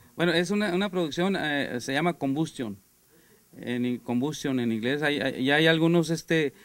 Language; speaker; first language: Spanish; native; Spanish